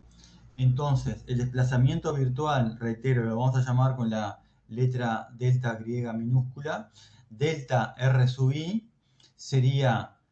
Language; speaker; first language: Spanish; native; Spanish